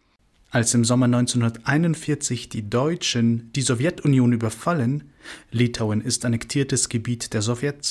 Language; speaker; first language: German; native; German